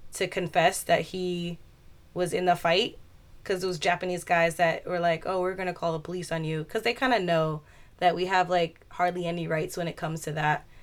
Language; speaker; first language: English; native; English